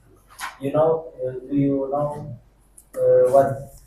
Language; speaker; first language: English; non-native, learner; Indonesian